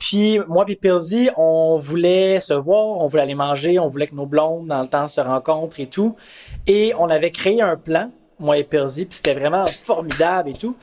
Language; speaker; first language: French; native; French